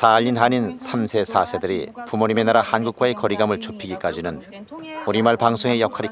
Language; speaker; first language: Korean; native; Korean